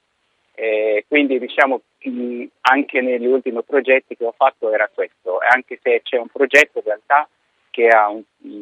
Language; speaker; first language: Italian; non-native, fluent; Arabic